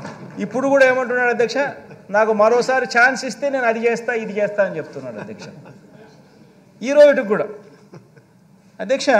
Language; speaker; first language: Telugu; native; Telugu